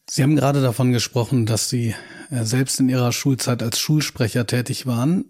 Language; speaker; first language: German; native; German